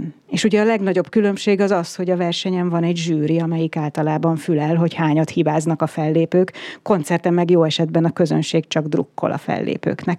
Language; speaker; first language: Hungarian; native; Hungarian